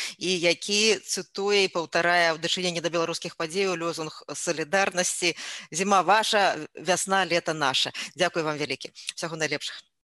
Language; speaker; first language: Belarusian; native; Belarusian